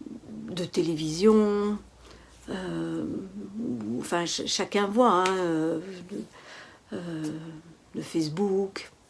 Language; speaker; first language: French; native; French